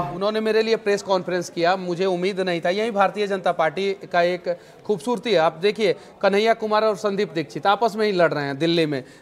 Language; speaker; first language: Hindi; native; Hindi